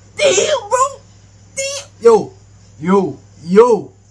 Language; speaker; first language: English; non-native, local second language; Jamaican Creole English